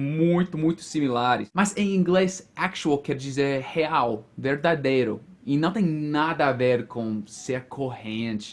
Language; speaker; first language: Portuguese; non-native, fluent; English